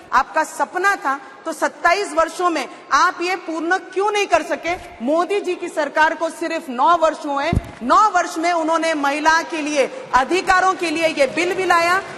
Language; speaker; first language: Hindi; native; Hindi